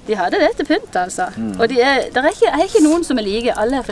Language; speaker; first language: Norwegian; native; Norwegian